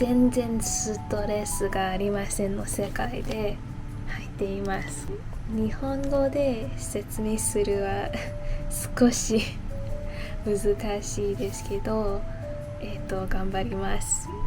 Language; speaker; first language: Japanese; non-native, learner; English